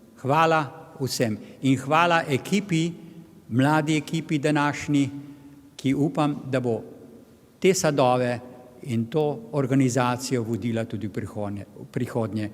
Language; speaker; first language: Slovenian; native; Slovenian